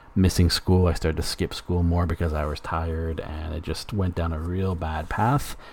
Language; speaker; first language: English; native; English